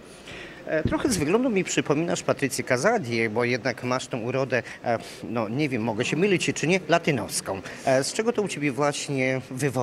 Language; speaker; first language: Polish; native; Polish